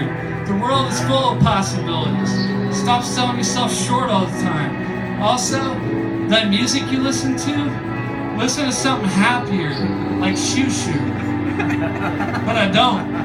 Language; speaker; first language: English; native; English